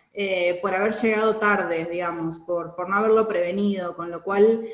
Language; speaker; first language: Spanish; native; Spanish